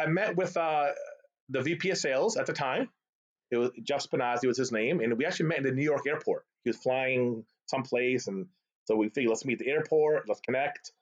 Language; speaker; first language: English; early bilingual, other home language; Arabic